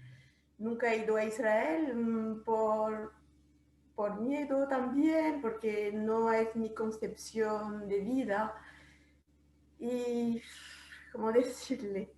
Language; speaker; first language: Spanish; non-native, fluent; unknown